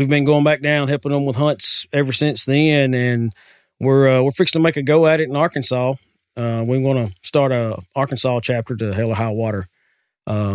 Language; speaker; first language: English; native; English